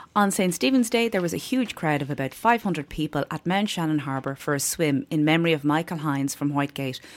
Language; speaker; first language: English; native; English